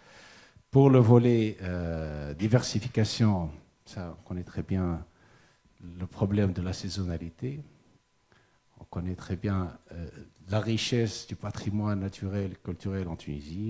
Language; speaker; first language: French; non-native, local second language; Arabic